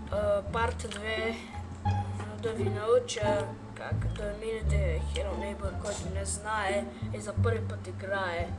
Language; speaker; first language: Bulgarian; early bilingual, heritage; Bulgarian